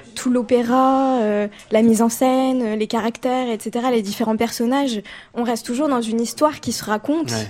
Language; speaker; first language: French; native; French